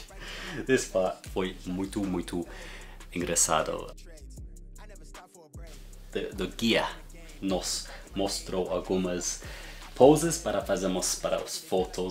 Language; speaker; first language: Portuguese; non-native, learner; English